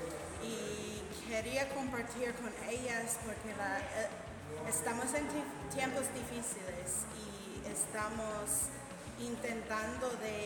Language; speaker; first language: Spanish; non-native, learner; English